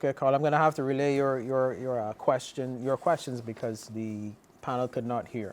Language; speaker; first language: English; native; English